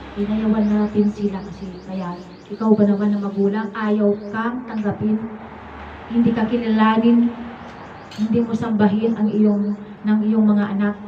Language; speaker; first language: Filipino; non-native, local second language; Iloko